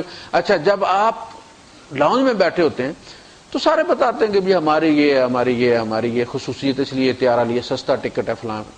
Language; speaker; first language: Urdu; non-native, local second language; Punjabi